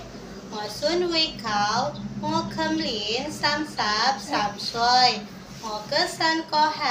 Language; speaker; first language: Cantonese; non-native, learner; Indonesian